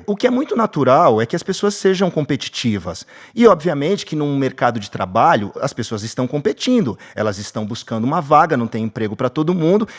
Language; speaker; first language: Portuguese; native; Portuguese